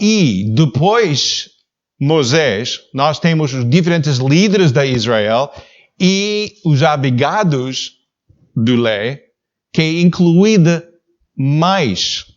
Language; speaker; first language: Portuguese; non-native, learner; English